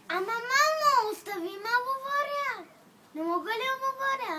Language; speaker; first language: Bulgarian; early bilingual, heritage; Bulgarian